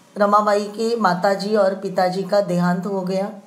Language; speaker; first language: Hindi; non-native, local second language; Marathi